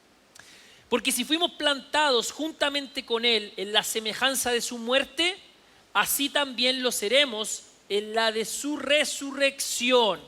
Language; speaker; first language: Spanish; native; Spanish